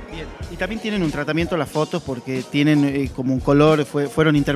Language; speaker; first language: Spanish; native; Spanish